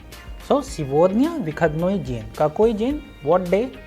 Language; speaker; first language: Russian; non-native, fluent; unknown